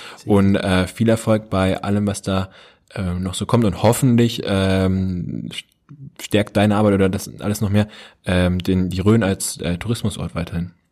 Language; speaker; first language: German; native; German